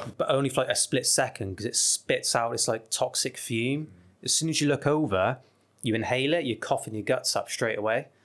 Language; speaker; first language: English; native; English